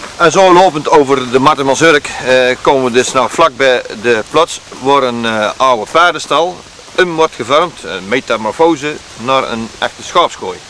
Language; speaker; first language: Dutch; native; Dutch